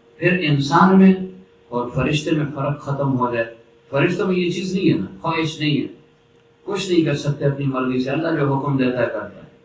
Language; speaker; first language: Urdu; non-native, local second language; Pashto